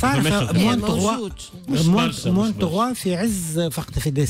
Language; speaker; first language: Arabic; native; Arabic